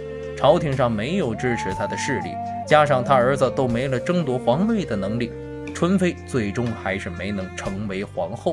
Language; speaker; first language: Chinese; native; Chinese